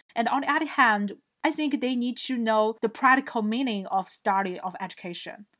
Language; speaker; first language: English; non-native, fluent; Chinese